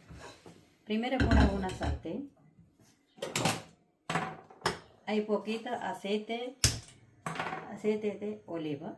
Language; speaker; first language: Spanish; non-native, learner; Malayalam